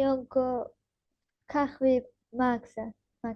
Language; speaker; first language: Finnish; non-native, learner; Russian